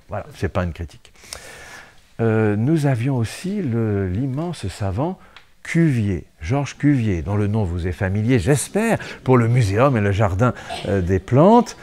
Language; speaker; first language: French; native; French